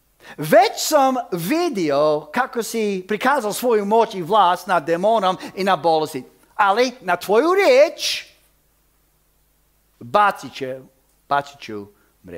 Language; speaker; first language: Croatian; early bilingual, heritage; Croatian